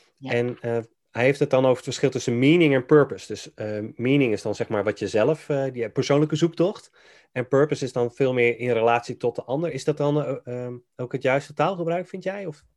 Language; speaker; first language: Dutch; native; Dutch